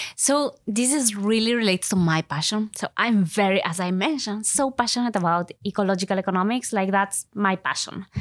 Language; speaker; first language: English; non-native, fluent; Spanish